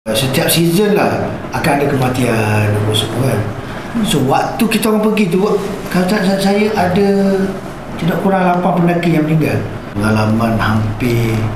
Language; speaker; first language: Malay; native; Malay